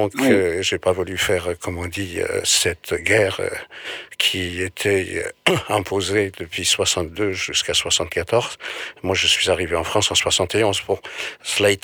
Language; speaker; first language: French; non-native, fluent; Portuguese